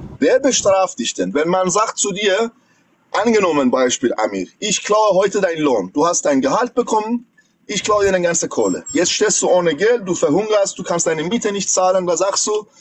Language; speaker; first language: German; non-native, fluent; Persian